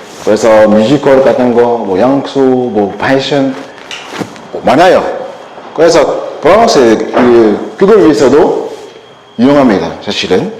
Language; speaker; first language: Korean; non-native, learner; French